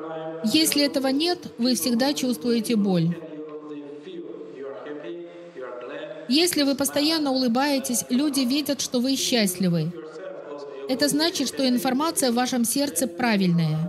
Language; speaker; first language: Russian; native; Russian